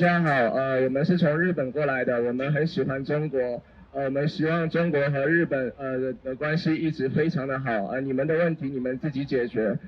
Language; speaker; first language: Chinese; non-native, fluent; Japanese